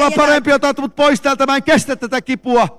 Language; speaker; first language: Finnish; native; Finnish